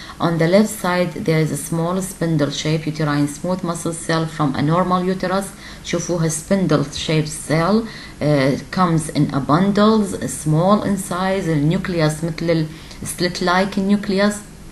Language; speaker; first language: English; non-native, fluent; Arabic